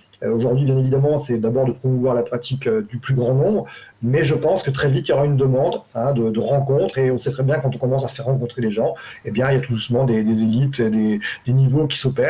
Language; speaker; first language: French; native; French